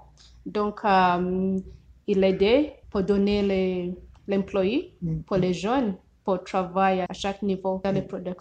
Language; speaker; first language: French; non-native, learner; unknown